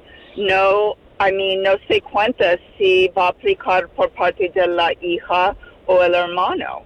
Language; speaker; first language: Spanish; non-native, fluent; English